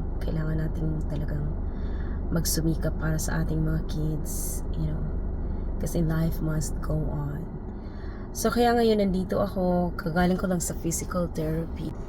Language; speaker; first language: Filipino; native; Filipino